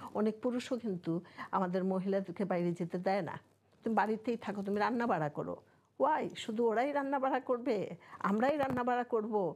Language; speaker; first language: Bangla; native; Bangla